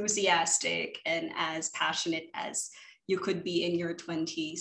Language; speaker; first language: English; non-native, local second language; Filipino